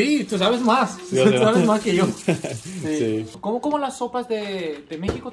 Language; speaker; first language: Spanish; non-native, fluent; Korean